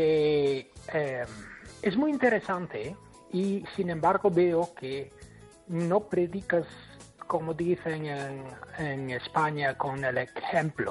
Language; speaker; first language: Spanish; non-native, fluent; English